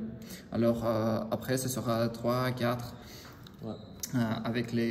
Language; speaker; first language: French; non-native, learner; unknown